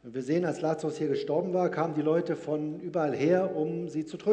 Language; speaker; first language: German; native; German